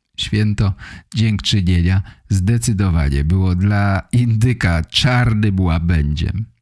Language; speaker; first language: Polish; native; Polish